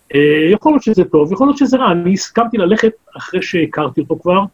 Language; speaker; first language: Hebrew; native; Hebrew